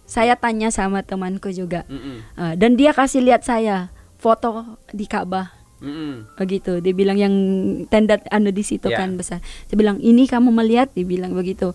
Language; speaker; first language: Indonesian; non-native, fluent; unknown